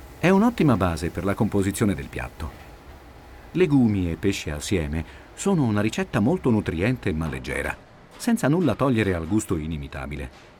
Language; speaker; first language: Italian; native; Italian